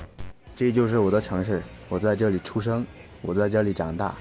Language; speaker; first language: Chinese; non-native, learner; Spanish